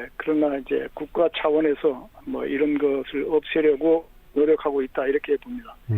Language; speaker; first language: Korean; native; Korean